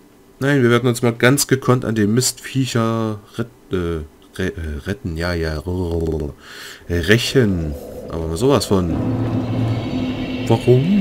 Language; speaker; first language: German; native; German